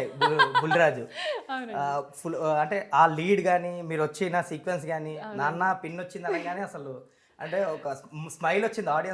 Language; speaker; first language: Telugu; native; Telugu